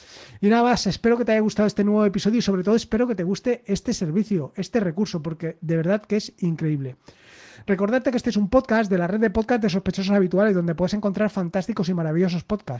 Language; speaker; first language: Spanish; native; Spanish